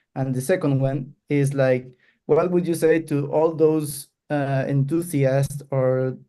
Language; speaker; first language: English; non-native, fluent; Spanish